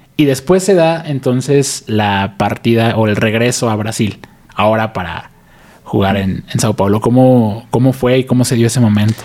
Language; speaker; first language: Spanish; native; Spanish